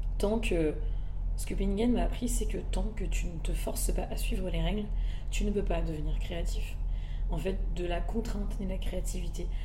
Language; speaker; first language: French; early bilingual, other home language; Malagasy